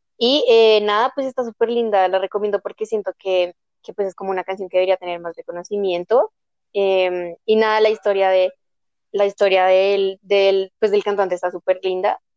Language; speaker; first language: Spanish; native; Spanish